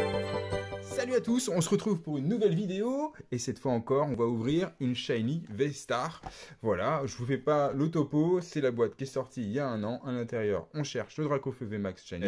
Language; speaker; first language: French; native; French